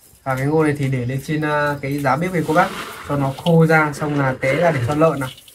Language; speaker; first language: Vietnamese; native; Vietnamese